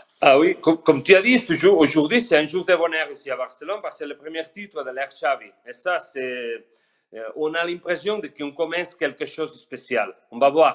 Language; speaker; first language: French; non-native, fluent; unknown